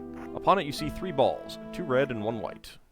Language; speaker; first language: English; native; English